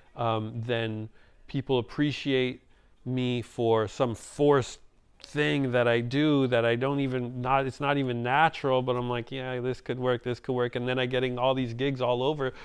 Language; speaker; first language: English; native; English